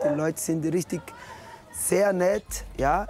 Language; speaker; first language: German; non-native, learner; Portuguese